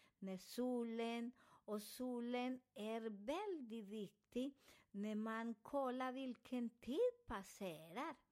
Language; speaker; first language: Swedish; non-native, fluent; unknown